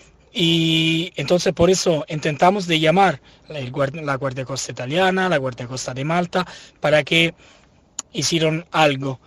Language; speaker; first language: Spanish; non-native, fluent; Italian